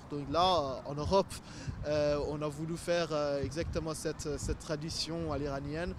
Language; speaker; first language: French; non-native, fluent; Persian